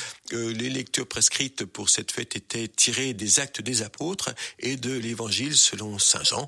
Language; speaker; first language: French; native; French